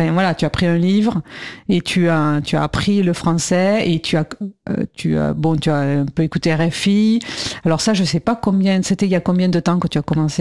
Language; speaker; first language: French; native; French